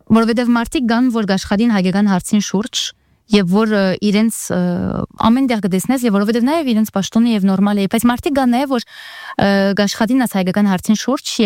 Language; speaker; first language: Armenian; early bilingual, heritage; Armenian